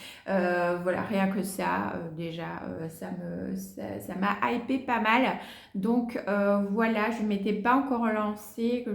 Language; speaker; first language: French; native; French